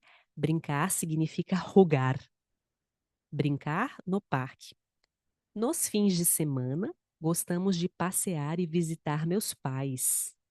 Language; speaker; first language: Portuguese; non-native, fluent; Spanish